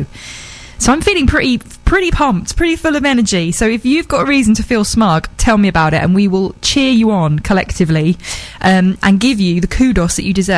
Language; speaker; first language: English; native; English